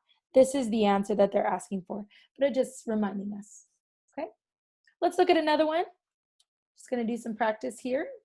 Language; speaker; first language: English; native; English